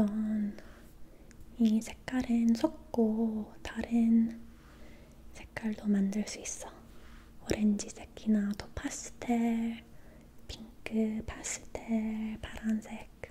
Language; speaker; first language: Korean; non-native, learner; English